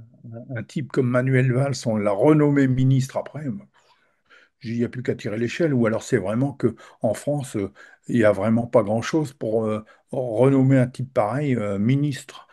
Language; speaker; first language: French; native; French